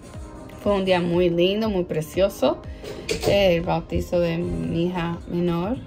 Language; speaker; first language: Spanish; early bilingual, heritage; English